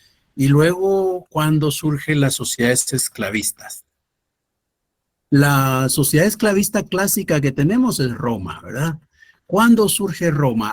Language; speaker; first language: Spanish; native; Spanish